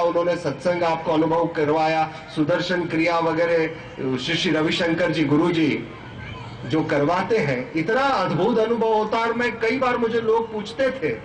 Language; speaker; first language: Hindi; non-native, local second language; Marathi